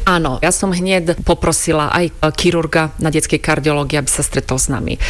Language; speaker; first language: Slovak; non-native, fluent; Croatian